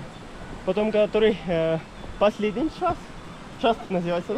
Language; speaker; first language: Russian; non-native, learner; Urdu